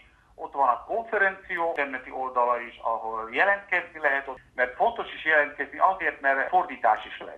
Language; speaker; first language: Hungarian; early bilingual, heritage; Hungarian